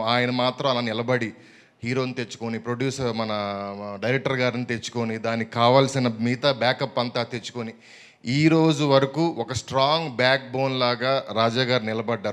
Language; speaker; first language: Telugu; native; Telugu